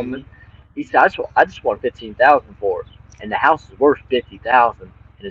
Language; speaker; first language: English; native; English